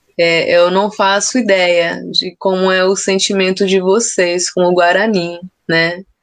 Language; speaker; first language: Portuguese; native; Portuguese